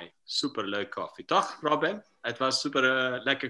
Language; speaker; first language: Dutch; non-native, learner; Portuguese